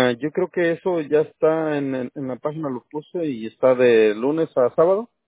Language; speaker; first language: Spanish; native; Spanish